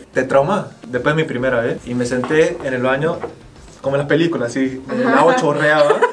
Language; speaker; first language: Spanish; early bilingual, other home language; Korean